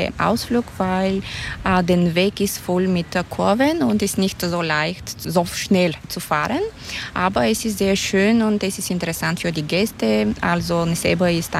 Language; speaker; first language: German; non-native, fluent; Bulgarian